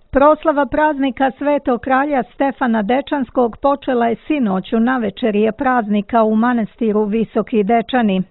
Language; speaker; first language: Serbian; native; Serbian